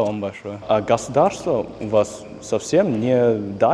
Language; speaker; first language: Russian; non-native, learner; German